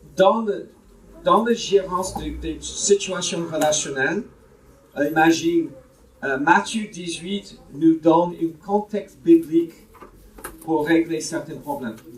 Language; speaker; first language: French; non-native, fluent; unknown